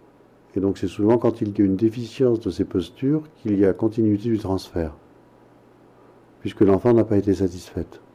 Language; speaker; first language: French; native; French